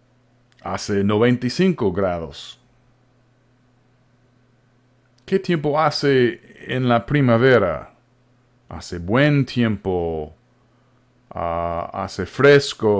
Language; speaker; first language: Spanish; non-native, fluent; English